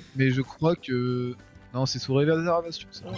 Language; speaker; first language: French; native; French